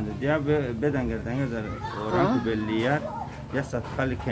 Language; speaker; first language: Indonesian; non-native, learner; Persian